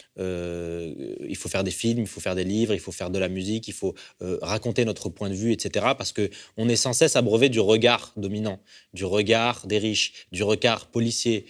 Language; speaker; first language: French; early bilingual, other home language; Arabic